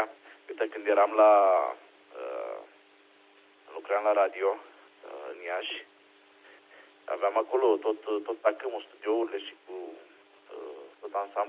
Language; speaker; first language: Romanian; native; Romanian